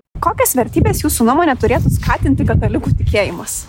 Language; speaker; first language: Lithuanian; native; Lithuanian